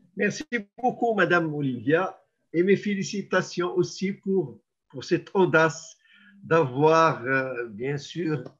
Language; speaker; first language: French; non-native, local second language; Arabic